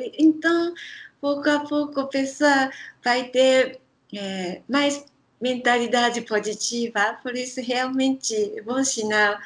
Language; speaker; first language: Portuguese; non-native, learner; Japanese